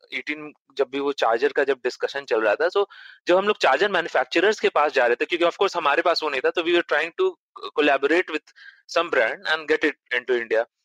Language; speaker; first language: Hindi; native; Hindi